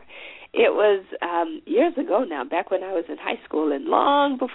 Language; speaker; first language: English; non-native, local second language; Shona